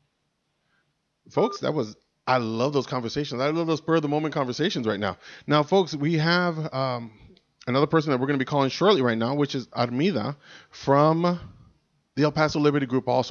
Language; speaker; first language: English; native; English